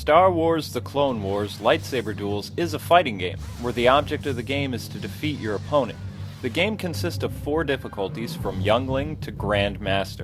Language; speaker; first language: English; native; English